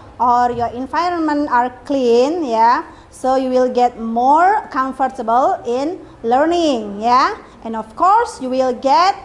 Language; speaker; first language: English; non-native, fluent; Indonesian